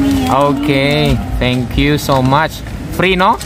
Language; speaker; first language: English; non-native, learner; Filipino